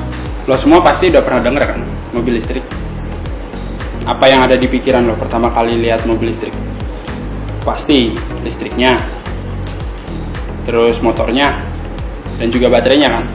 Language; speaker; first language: Indonesian; native; Indonesian